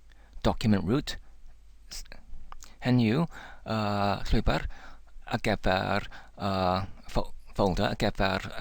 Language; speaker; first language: Welsh; non-native, learner; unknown